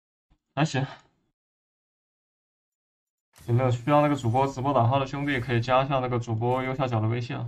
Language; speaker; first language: Chinese; native; Chinese